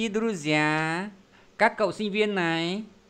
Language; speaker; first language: Vietnamese; native; Vietnamese